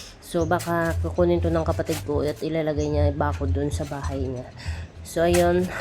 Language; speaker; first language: Filipino; non-native, local second language; Cebuano